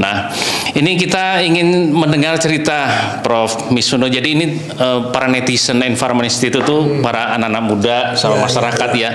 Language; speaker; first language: Indonesian; native; Indonesian